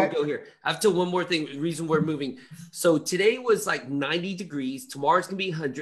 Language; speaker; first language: English; native; English